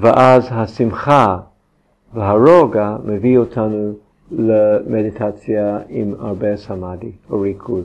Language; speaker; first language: Hebrew; non-native, fluent; English